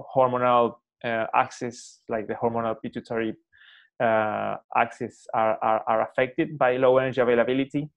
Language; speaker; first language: English; non-native, fluent; Spanish